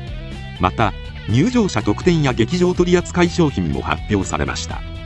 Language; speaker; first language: Japanese; native; Japanese